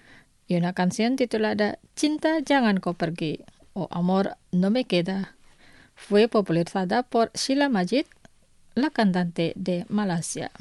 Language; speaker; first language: Spanish; non-native, fluent; Indonesian